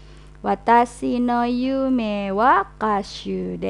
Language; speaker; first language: Japanese; non-native, fluent; Indonesian